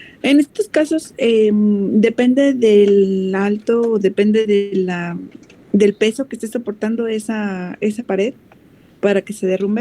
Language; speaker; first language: Spanish; native; Spanish